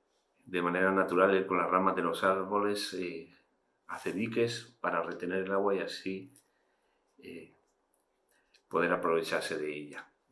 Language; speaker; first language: Spanish; native; Spanish